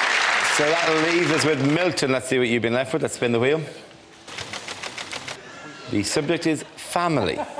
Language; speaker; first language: English; native; English